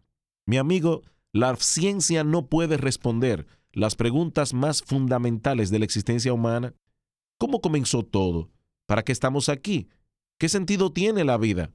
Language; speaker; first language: Spanish; native; Spanish